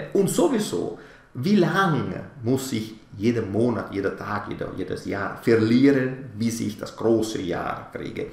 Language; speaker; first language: German; non-native, fluent; Italian